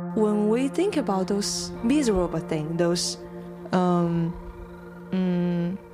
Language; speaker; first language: English; non-native, fluent; Chinese